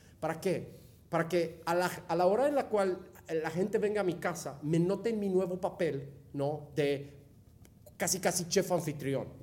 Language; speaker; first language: Spanish; non-native, fluent; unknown